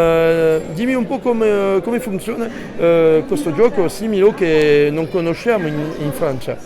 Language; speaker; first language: Italian; non-native, fluent; French